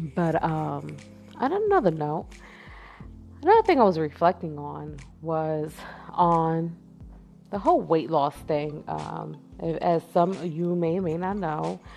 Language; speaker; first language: English; native; English